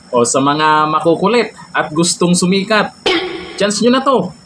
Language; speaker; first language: Filipino; native; Filipino